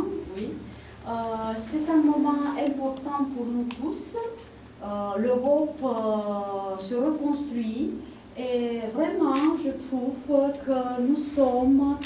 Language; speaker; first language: French; non-native, fluent; Italian